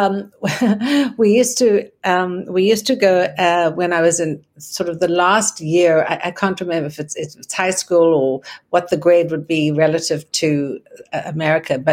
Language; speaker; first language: English; native; English